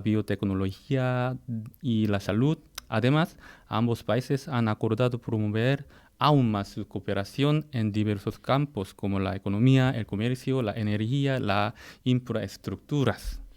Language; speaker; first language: Spanish; non-native, fluent; Korean